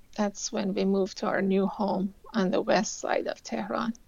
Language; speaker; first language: English; early bilingual, other home language; Persian